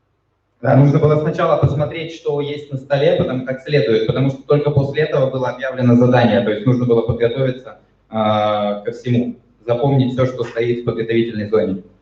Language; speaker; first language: Russian; native; Russian